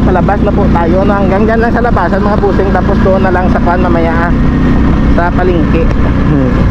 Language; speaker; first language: Filipino; non-native, local second language; Hiligaynon